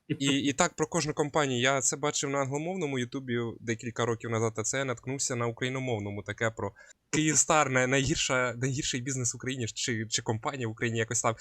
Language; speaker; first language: Ukrainian; native; Ukrainian